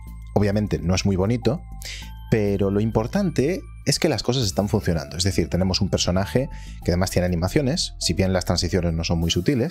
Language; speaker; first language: Spanish; native; Spanish